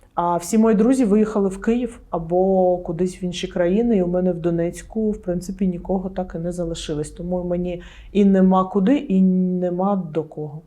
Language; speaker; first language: Ukrainian; non-native, local second language; Russian